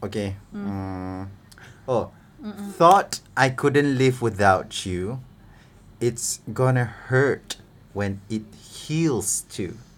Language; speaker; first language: English; non-native, local second language; Malay